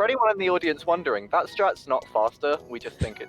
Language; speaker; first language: English; native; English